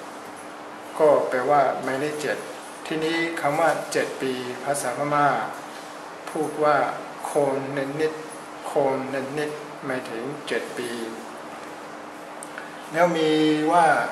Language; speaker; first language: Thai; non-native, fluent; Burmese